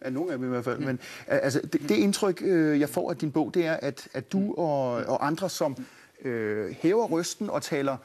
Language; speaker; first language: Danish; native; Danish